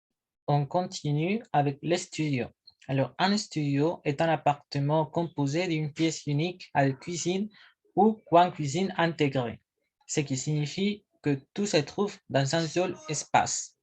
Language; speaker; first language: French; non-native, learner; Spanish